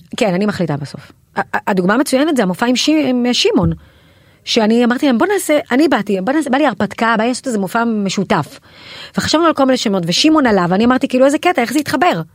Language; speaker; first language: Hebrew; native; Hebrew